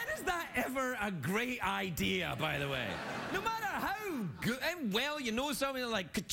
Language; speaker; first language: English; native; English